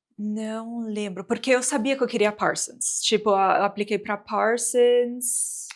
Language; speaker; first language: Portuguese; early bilingual, heritage; Portuguese